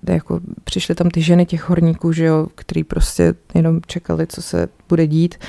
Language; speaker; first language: Czech; native; Czech